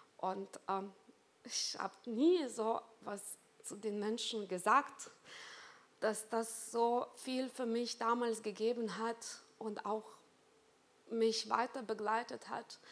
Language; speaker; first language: German; non-native, fluent; Lithuanian